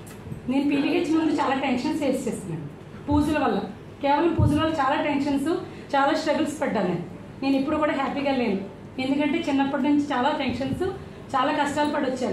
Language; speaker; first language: Telugu; native; Telugu